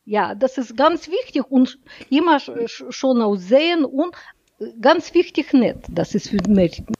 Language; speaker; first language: German; non-native, learner; Russian